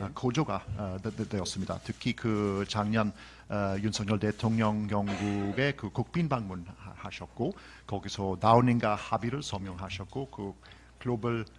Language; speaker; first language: Korean; non-native, fluent; English